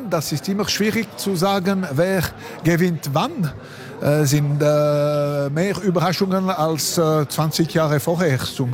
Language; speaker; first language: German; non-native, local second language; French